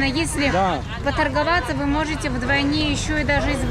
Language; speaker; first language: Russian; native; Russian